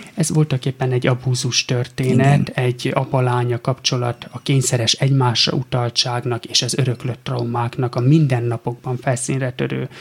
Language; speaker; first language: Hungarian; native; Hungarian